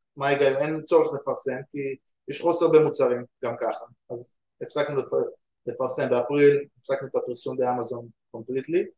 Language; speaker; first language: Hebrew; native; Hebrew